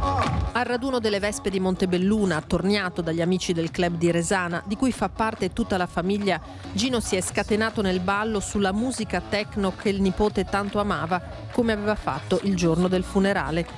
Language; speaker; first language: Italian; native; Italian